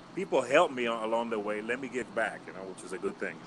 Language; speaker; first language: English; early bilingual, other home language; Spanish